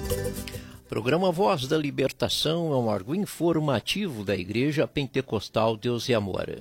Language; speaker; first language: Portuguese; native; Portuguese